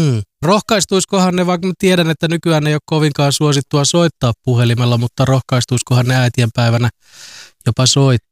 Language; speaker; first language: Finnish; native; Finnish